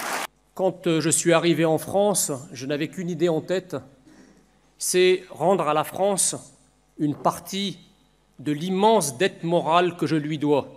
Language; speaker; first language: French; early bilingual, other home language; Arabic